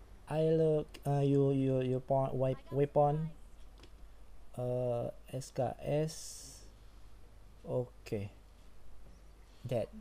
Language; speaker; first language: English; non-native, learner; Indonesian